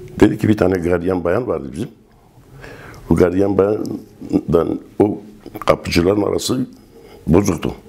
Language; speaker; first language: Turkish; non-native, local second language; Kurdish